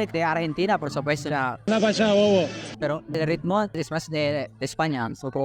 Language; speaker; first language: Spanish; non-native, fluent; Filipino